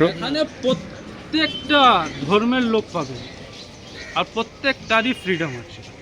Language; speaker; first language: Bangla; non-native, local second language; Urdu